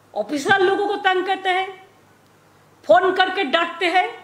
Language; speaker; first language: Hindi; non-native, local second language; Bangla